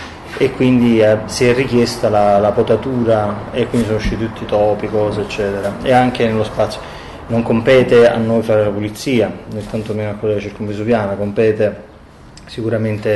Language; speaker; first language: Italian; native; Italian